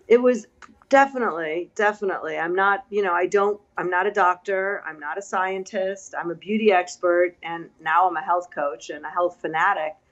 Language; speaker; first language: English; native; English